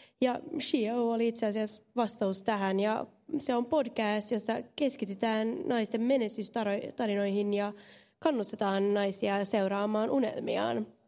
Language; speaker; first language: Finnish; non-native, local second language; Swedish